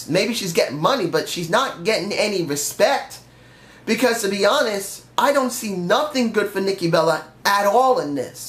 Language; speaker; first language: English; native; English